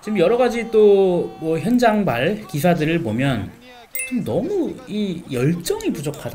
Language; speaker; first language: Korean; native; Korean